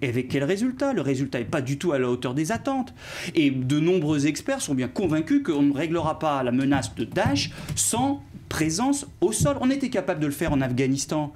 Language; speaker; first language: French; native; French